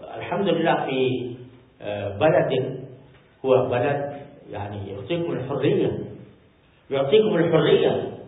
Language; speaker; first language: Arabic; non-native, fluent; Urdu